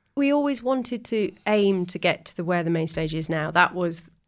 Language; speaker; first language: English; native; English